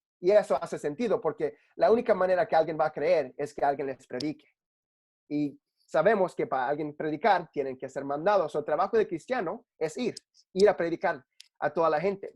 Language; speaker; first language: Spanish; early bilingual, heritage; Spanish